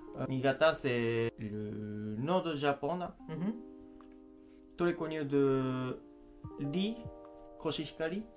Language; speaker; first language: French; non-native, learner; Japanese